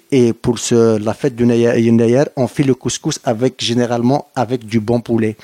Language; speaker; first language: French; non-native, local second language; Kabyle